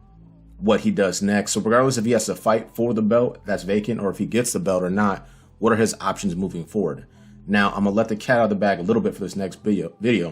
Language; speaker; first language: English; native; English